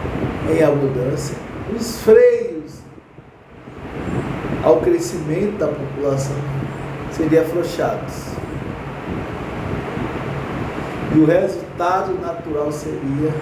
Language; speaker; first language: Portuguese; native; Portuguese